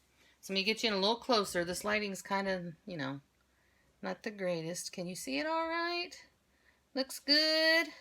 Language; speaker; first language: English; native; English